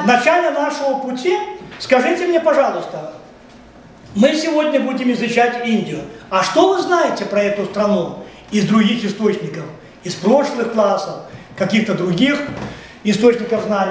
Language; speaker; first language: Russian; native; Russian